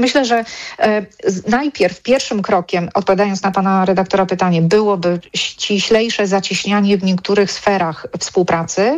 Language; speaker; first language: Polish; native; Polish